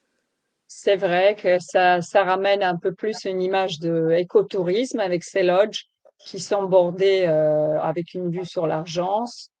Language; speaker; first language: French; native; French